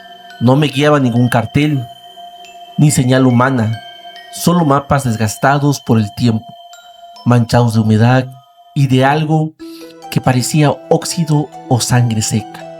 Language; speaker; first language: Spanish; native; Spanish